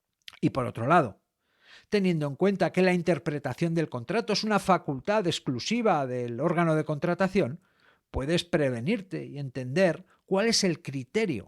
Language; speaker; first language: Spanish; native; Spanish